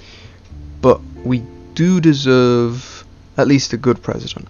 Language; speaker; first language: English; native; English